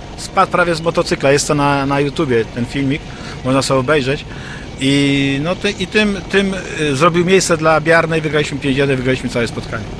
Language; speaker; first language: Polish; native; Polish